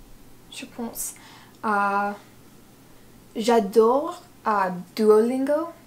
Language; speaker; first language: French; non-native, learner; English